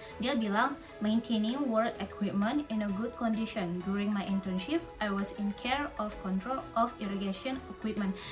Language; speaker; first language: English; non-native, fluent; Indonesian